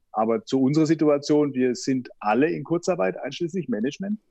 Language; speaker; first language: German; native; German